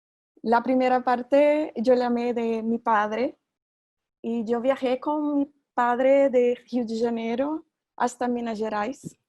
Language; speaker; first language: Spanish; non-native, fluent; Portuguese